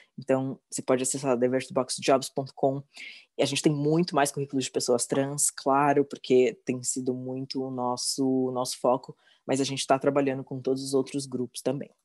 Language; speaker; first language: Portuguese; native; Portuguese